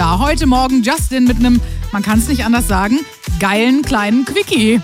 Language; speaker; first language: German; native; German